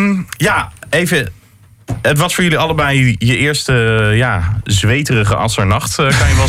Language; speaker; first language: Dutch; native; Dutch